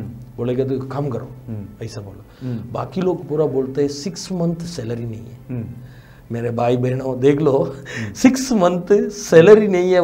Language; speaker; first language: Hindi; non-native, local second language; Tamil